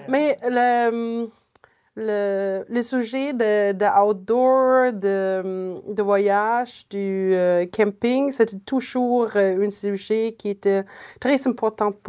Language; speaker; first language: French; non-native, fluent; German